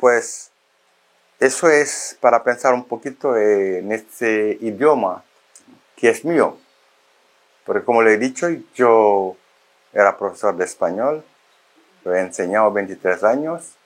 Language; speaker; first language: Spanish; non-native, fluent; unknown